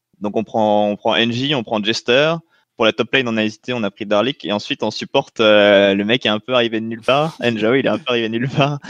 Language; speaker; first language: French; native; French